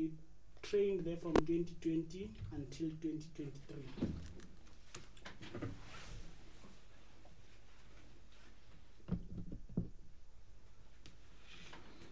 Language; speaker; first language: English; non-native, local second language; Venda